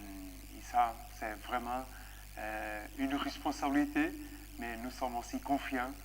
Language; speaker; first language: French; non-native, fluent; Portuguese